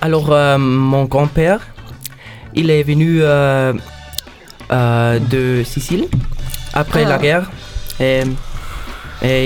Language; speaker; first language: French; non-native, learner; German